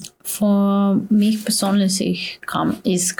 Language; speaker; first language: German; non-native, learner; Slovenian